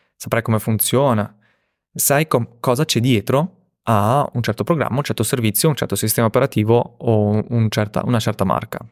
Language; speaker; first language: Italian; early bilingual, other home language; Russian